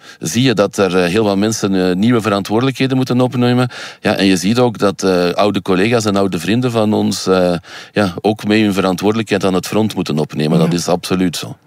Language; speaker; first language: Dutch; native; Dutch